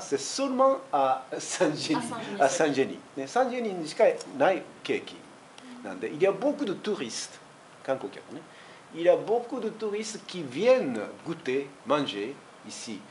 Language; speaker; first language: French; non-native, fluent; Japanese